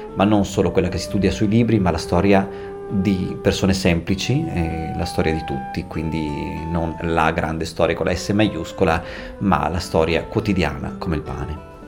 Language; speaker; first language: Italian; non-native, local second language; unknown